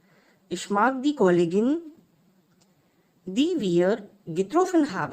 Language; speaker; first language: German; non-native, fluent; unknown